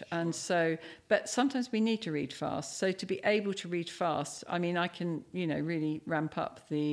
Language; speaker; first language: English; native; English